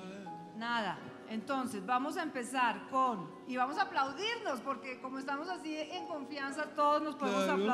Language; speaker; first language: Spanish; native; Spanish